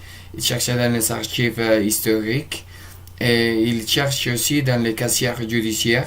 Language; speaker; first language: French; non-native, fluent; Spanish